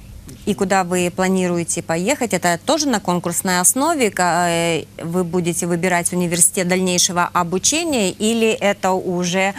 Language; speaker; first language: Russian; native; Russian